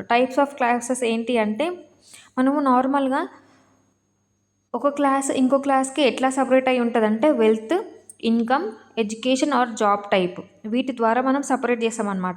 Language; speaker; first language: Telugu; native; Telugu